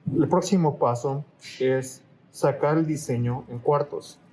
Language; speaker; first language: Spanish; early bilingual, heritage; Spanish